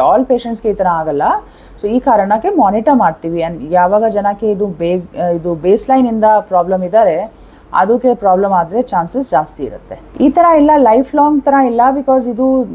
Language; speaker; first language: Kannada; non-native, fluent; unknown